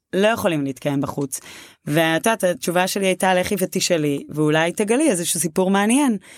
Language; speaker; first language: Hebrew; native; Hebrew